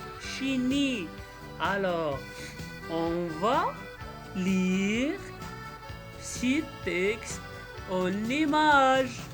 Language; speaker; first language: French; non-native, local second language; Arabic